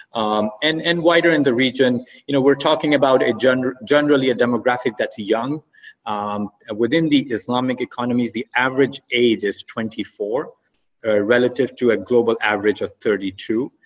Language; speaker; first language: English; non-native, fluent; Arabic